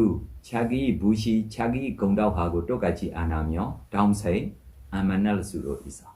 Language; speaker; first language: Korean; non-native, fluent; Burmese